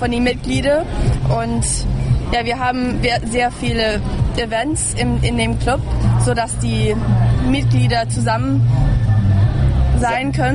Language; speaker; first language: German; early bilingual, heritage; English